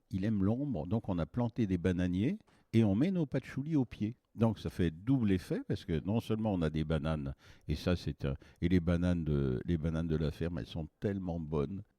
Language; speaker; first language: French; native; French